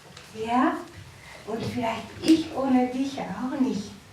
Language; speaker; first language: German; non-native, learner; French